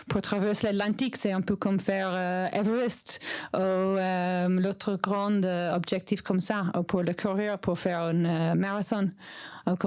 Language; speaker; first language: French; non-native, learner; English